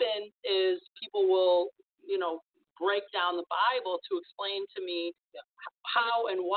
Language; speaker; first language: English; native; English